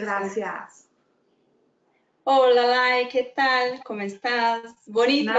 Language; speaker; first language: Spanish; non-native, fluent; Portuguese